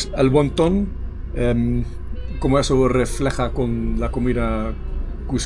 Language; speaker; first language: Spanish; non-native, learner; Dutch